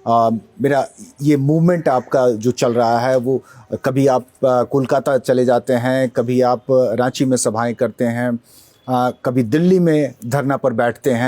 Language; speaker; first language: Hindi; native; Hindi